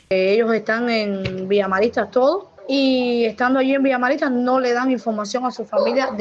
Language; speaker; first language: Spanish; native; Spanish